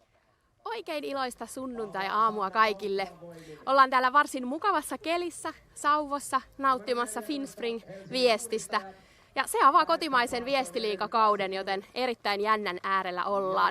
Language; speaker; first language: Finnish; native; Finnish